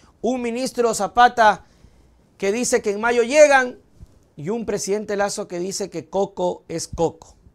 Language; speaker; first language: Spanish; native; Spanish